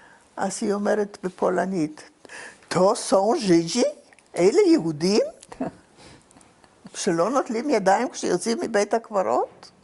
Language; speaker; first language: Hebrew; non-native, fluent; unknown